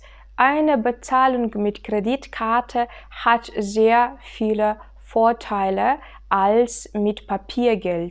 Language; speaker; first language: German; non-native, fluent; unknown